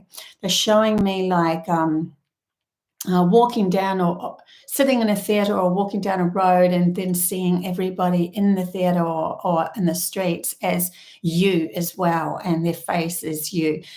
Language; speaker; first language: English; native; English